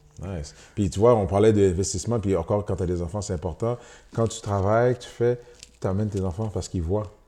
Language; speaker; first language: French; early bilingual, other home language; Haitian Creole